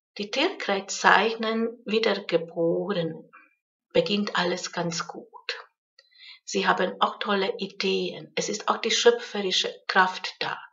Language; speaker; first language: German; non-native, fluent; Hungarian